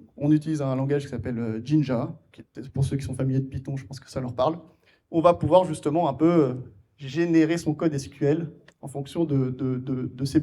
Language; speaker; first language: French; native; French